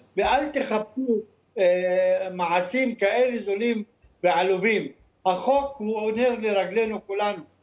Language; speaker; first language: Hebrew; non-native, local second language; Arabic